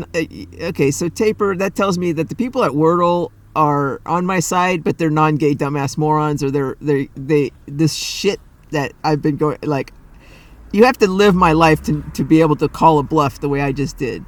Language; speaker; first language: English; native; English